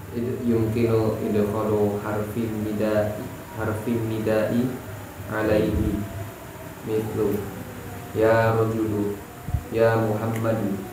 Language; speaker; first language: Arabic; non-native, learner; Indonesian